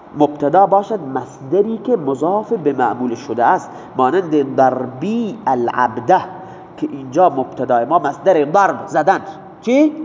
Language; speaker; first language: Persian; non-native, local second language; Baluchi